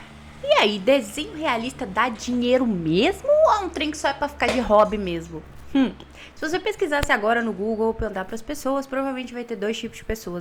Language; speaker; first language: Portuguese; native; Portuguese